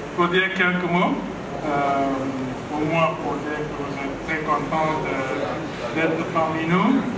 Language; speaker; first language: French; non-native, learner; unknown